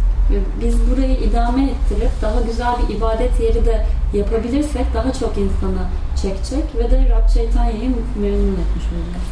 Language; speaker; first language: Turkish; native; Turkish